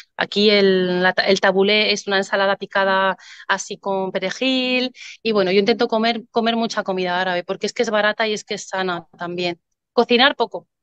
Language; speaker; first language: Spanish; native; Spanish